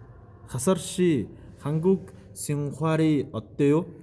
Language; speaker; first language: Korean; non-native, fluent; Mongolian